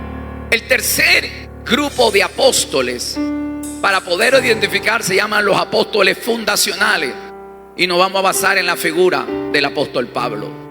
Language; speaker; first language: Spanish; native; Spanish